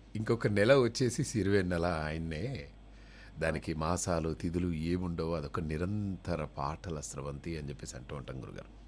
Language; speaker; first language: Telugu; native; Telugu